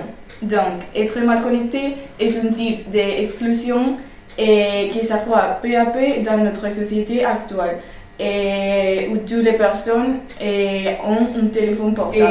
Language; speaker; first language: French; non-native, learner; Spanish